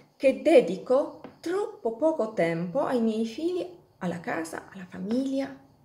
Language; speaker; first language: Italian; non-native, fluent; Polish